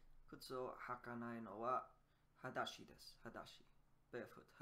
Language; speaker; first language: Japanese; non-native, learner; English